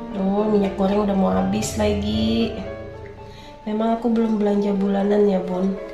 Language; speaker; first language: Indonesian; native; Indonesian